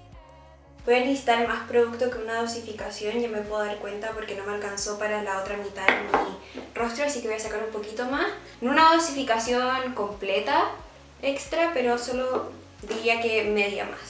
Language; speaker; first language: Spanish; native; Spanish